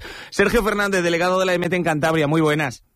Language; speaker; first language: Spanish; native; Spanish